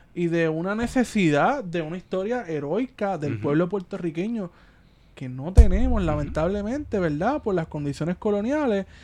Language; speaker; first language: Spanish; native; Spanish